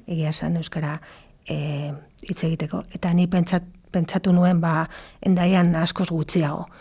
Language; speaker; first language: Basque; non-native, local second language; Spanish